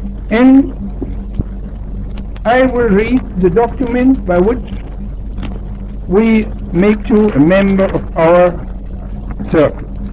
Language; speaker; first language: English; non-native, fluent; German